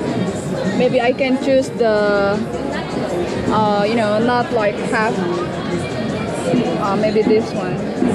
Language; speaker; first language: English; non-native, learner; Indonesian